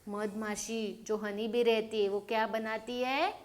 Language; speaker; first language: Hindi; non-native, local second language; Marathi